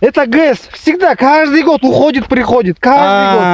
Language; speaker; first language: Russian; non-native, local second language; Kyrgyz